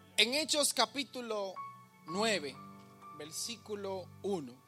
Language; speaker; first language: Spanish; native; Spanish